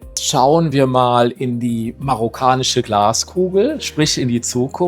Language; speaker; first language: German; native; German